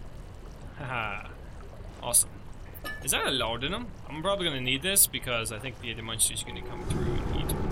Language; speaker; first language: English; native; English